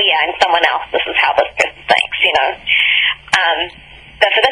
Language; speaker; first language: English; native; English